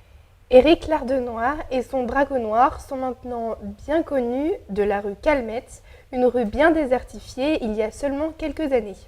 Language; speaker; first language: French; native; French